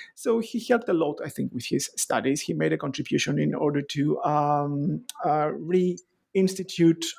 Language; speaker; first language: English; non-native, fluent; Greek